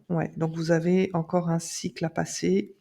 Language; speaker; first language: French; native; French